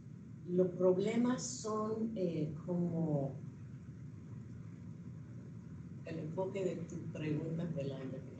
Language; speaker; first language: Spanish; non-native, fluent; English